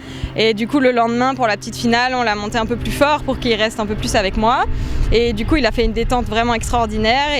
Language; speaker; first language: French; native; French